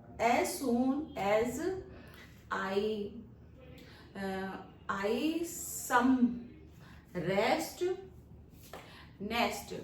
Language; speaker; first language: English; non-native, learner; Hindi